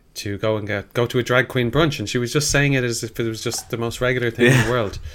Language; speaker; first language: English; native; English